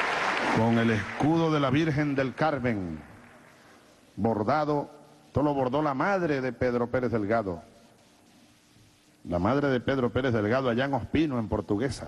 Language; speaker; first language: Spanish; native; Spanish